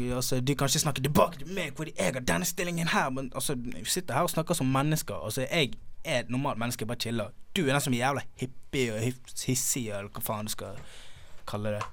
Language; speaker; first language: Norwegian; early bilingual, other home language; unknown